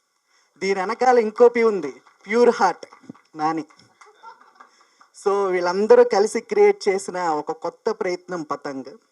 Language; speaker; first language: Telugu; native; Telugu